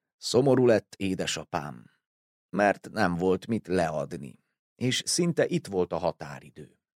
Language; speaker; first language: Hungarian; native; Hungarian